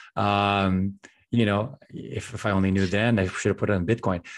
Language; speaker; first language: English; non-native, local second language; Filipino